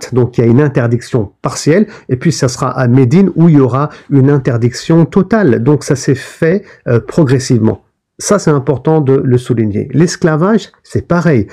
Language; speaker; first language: French; native; French